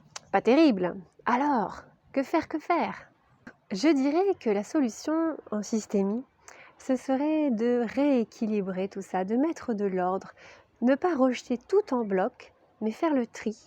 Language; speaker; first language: French; native; French